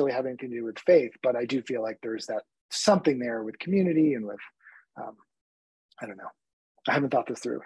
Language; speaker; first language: English; early bilingual, other home language; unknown